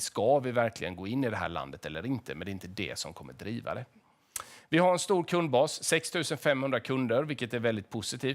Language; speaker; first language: Swedish; native; Swedish